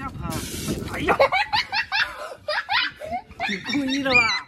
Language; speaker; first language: Chinese; native; Chinese